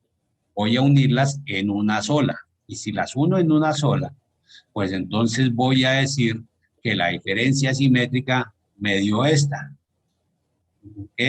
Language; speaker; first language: Spanish; native; Spanish